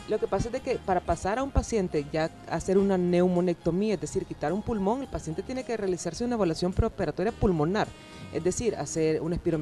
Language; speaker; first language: Spanish; native; Spanish